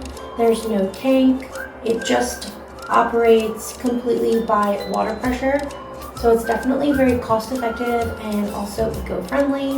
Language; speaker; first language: English; native; English